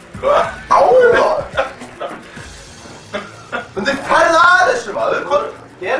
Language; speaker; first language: Icelandic; native; Icelandic